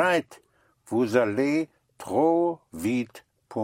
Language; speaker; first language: French; non-native, fluent; English